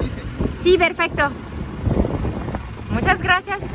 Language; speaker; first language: Spanish; non-native, learner; French